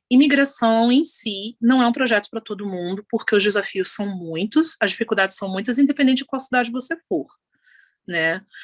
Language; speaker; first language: Portuguese; native; Portuguese